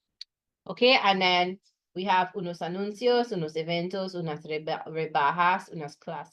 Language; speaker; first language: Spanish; non-native, fluent; English